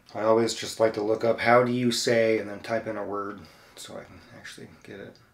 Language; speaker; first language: English; native; English